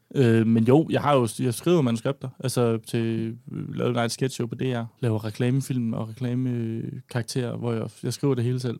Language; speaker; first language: Danish; native; Danish